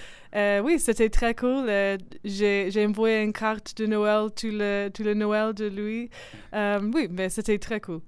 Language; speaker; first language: French; non-native, learner; English